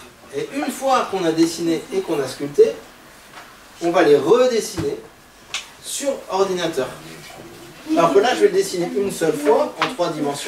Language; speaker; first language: French; native; French